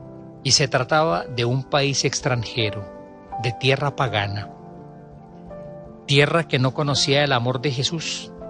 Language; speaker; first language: Spanish; native; Spanish